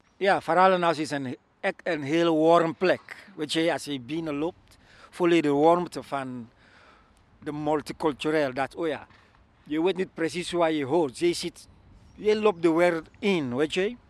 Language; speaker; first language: Dutch; non-native, learner; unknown